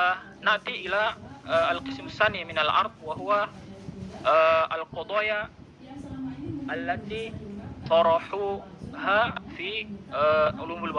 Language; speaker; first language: Arabic; non-native, learner; Indonesian